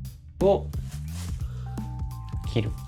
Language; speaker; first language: Japanese; native; Japanese